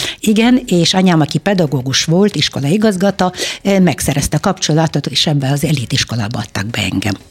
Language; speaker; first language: Hungarian; non-native, fluent; Russian